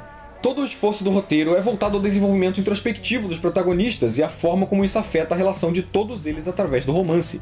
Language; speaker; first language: Portuguese; native; Portuguese